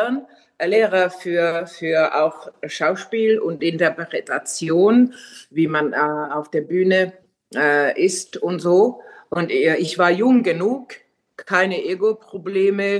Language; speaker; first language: German; non-native, fluent; Finnish